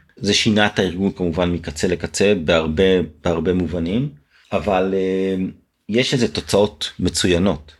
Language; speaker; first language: Hebrew; native; Hebrew